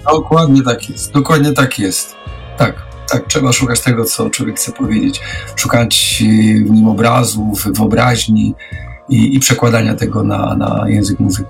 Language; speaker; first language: Polish; native; Polish